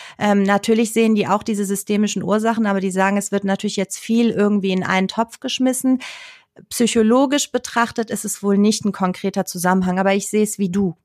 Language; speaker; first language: German; early bilingual, other home language; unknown